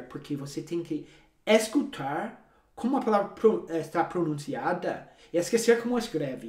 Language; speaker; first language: Portuguese; non-native, fluent; English